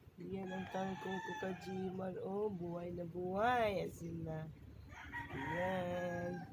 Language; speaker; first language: Filipino; native; Filipino